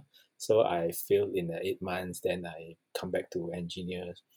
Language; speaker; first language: English; non-native, local second language; Chinese